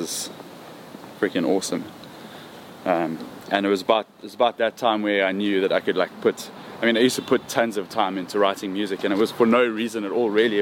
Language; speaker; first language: English; native; English